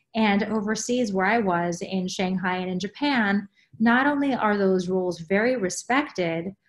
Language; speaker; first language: English; native; English